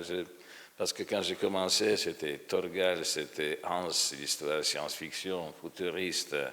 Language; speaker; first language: French; non-native, fluent; Polish